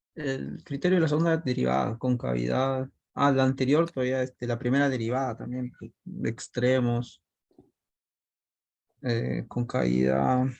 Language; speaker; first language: Spanish; native; Spanish